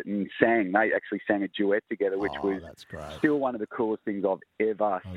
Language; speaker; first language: English; native; English